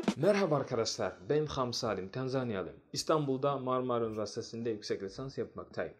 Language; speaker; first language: Turkish; non-native, fluent; Swahili